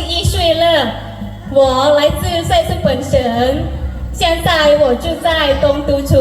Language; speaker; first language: Chinese; non-native, learner; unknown